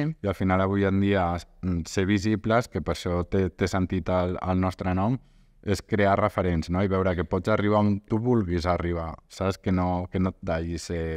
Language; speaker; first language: Catalan; non-native, local second language; Spanish